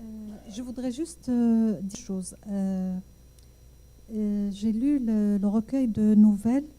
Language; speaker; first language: French; non-native, local second language; Arabic